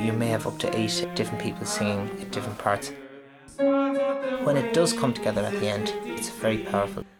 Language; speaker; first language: English; native; English